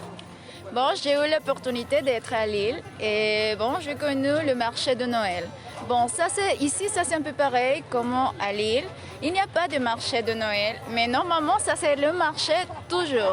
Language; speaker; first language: French; non-native, fluent; Spanish